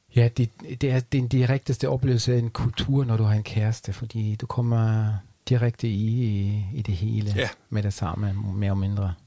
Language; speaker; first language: Danish; non-native, fluent; German